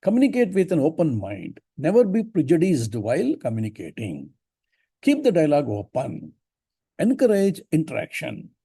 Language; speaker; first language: English; non-native, local second language; Kannada